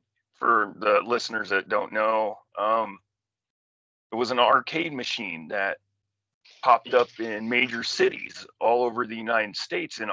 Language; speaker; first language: English; native; English